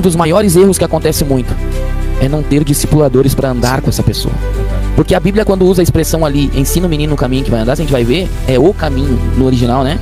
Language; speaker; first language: Portuguese; native; Portuguese